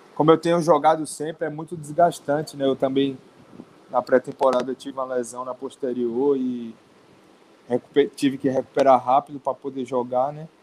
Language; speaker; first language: Portuguese; native; Portuguese